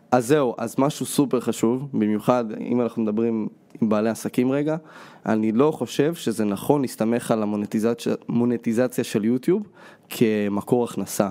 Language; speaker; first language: Hebrew; early bilingual, other home language; Russian